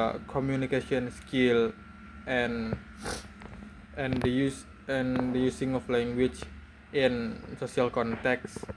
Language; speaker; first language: English; non-native, learner; Indonesian